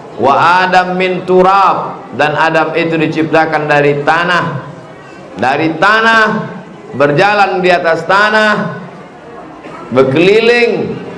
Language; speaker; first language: Indonesian; native; Indonesian